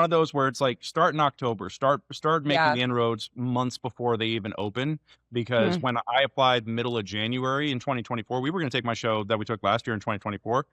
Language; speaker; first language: English; native; English